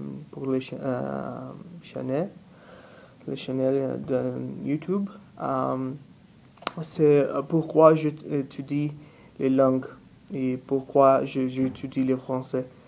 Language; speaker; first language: French; non-native, learner; Portuguese